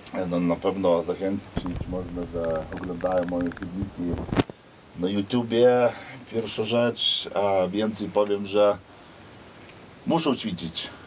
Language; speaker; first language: Polish; non-native, fluent; Lithuanian